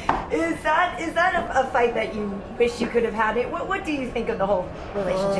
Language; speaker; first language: English; native; English